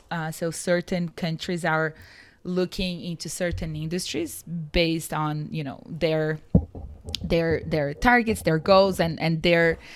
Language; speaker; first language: English; non-native, fluent; Portuguese